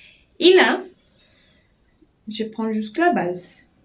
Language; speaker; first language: French; non-native, fluent; Portuguese